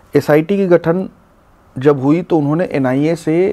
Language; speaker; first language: Hindi; native; Hindi